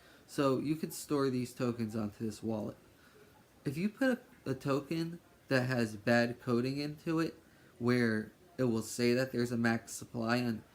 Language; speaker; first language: English; native; English